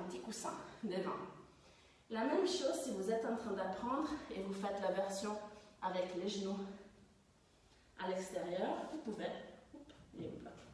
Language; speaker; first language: French; non-native, fluent; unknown